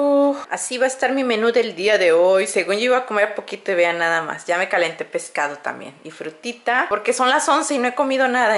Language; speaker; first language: Spanish; native; Spanish